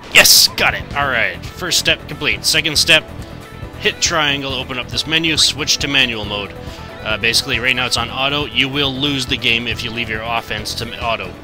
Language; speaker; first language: English; native; English